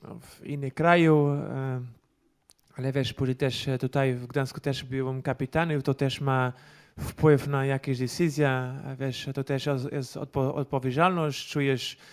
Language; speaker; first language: Polish; non-native, learner; Portuguese